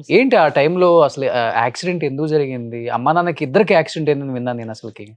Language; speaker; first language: Telugu; native; Telugu